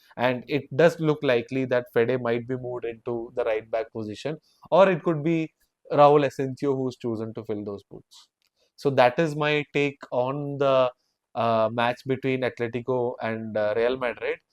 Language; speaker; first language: English; non-native, local second language; Malayalam